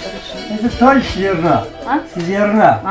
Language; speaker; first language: Russian; non-native, learner; Tajik